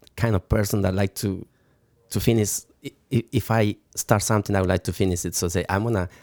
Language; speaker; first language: English; non-native, learner; Spanish